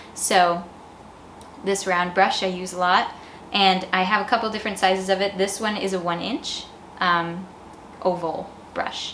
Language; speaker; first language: English; native; English